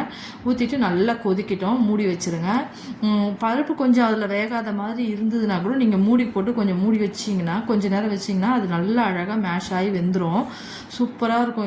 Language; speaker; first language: Tamil; native; Tamil